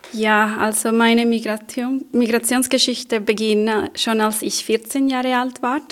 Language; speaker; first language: German; non-native, fluent; Spanish